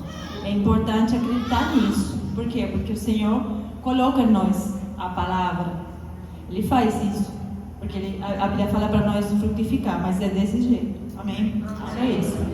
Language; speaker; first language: Portuguese; non-native, fluent; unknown